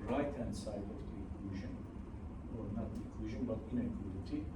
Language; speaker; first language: English; non-native, fluent; Turkish